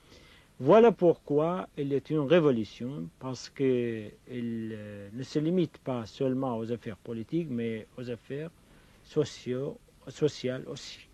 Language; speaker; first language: French; non-native, fluent; Kurdish